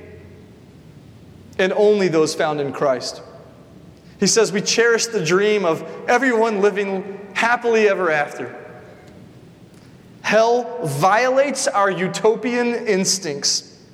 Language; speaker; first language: English; native; English